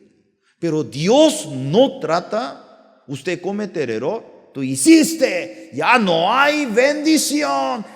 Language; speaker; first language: Spanish; non-native, learner; Korean